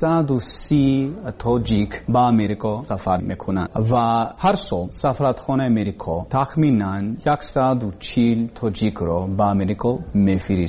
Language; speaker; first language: Persian; non-native, learner; English